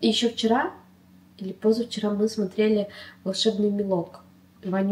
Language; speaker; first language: Russian; native; Russian